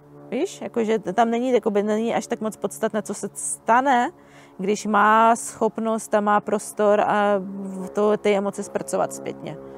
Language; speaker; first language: Czech; non-native, fluent; Russian